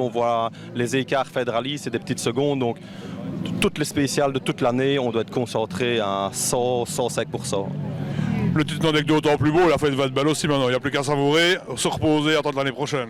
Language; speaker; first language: French; native; French